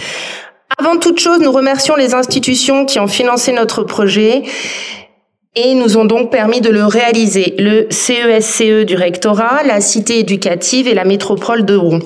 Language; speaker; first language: French; native; French